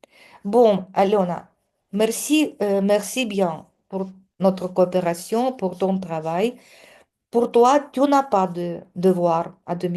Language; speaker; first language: French; non-native, fluent; Russian